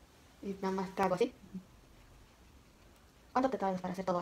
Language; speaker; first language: Spanish; early bilingual, heritage; English